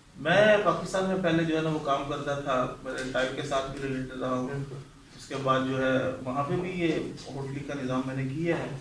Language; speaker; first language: Hindi; non-native, local second language; Punjabi